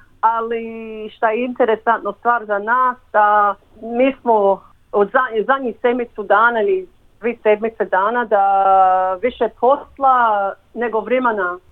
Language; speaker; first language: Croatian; early bilingual, heritage; English